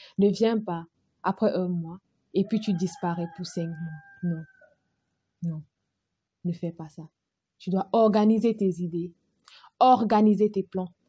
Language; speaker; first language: French; non-native, local second language; Fula